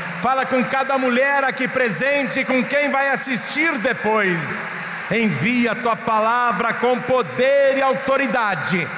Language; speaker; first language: Portuguese; native; Portuguese